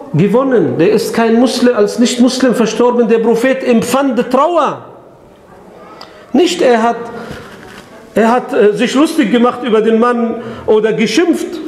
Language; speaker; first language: German; non-native, fluent; Arabic